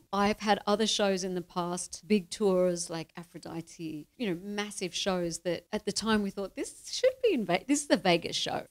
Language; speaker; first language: English; native; English